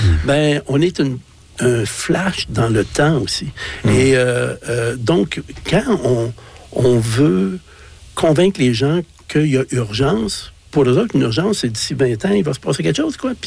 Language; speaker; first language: French; native; French